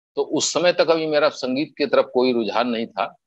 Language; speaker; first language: Hindi; native; Hindi